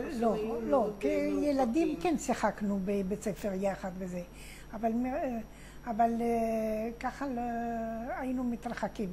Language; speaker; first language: Hebrew; non-native, fluent; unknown